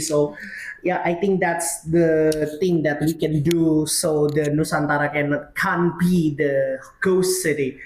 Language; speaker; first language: English; non-native, fluent; Indonesian